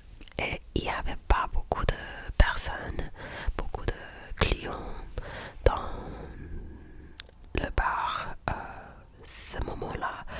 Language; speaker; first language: French; non-native, learner; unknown